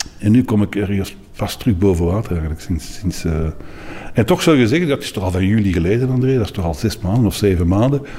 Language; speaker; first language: Dutch; native; Dutch